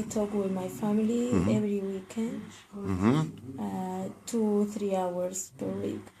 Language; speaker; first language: English; non-native, learner; Spanish